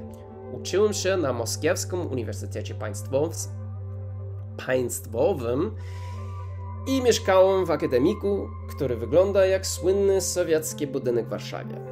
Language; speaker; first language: Polish; non-native, learner; English